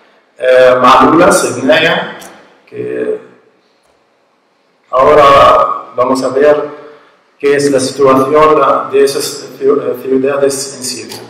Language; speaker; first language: Spanish; non-native, learner; Arabic